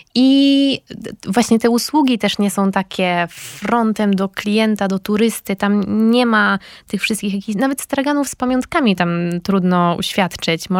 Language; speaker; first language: Polish; native; Polish